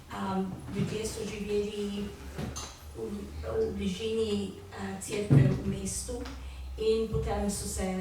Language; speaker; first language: Slovenian; early bilingual, heritage; Slovenian